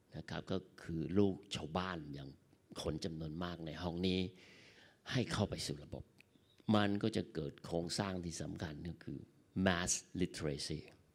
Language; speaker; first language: Thai; native; Thai